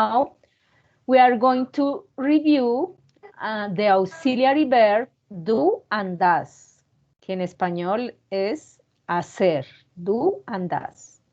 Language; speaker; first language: English; non-native, learner; Spanish